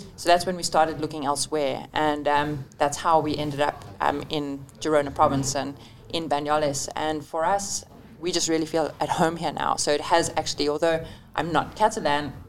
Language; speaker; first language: English; native; English